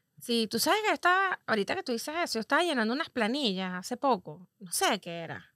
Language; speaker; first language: Spanish; native; Spanish